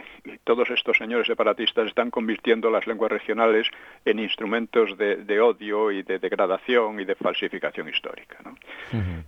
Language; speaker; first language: Spanish; non-native, local second language; Galician